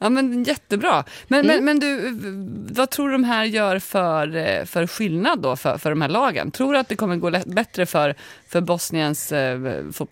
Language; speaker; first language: Swedish; native; Swedish